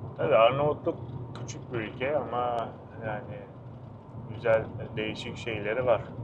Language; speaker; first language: Turkish; native; Turkish